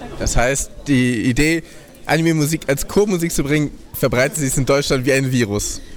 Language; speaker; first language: German; native; German